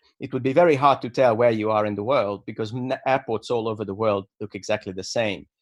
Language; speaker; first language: English; non-native, fluent; Hungarian